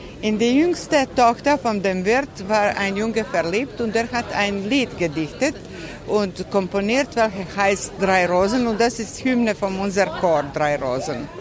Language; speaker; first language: German; early bilingual, heritage; German